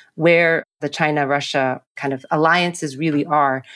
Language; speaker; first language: English; non-native, local second language; Cantonese